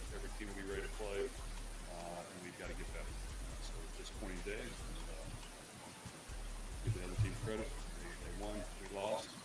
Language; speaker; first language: English; native; English